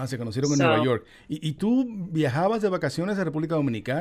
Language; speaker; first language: Spanish; native; Spanish